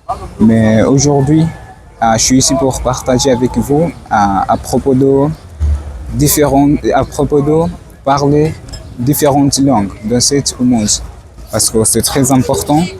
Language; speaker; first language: French; non-native, learner; Swahili